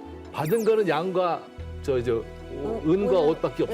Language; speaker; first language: Korean; native; Korean